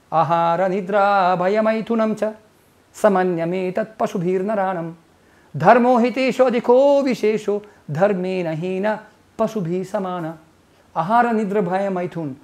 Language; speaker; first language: Nepali; non-native, fluent; Russian